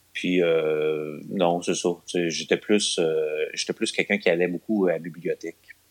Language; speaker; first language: French; native; French